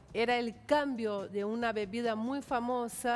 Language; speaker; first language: Spanish; non-native, fluent; Portuguese